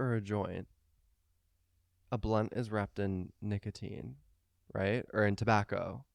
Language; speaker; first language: English; native; English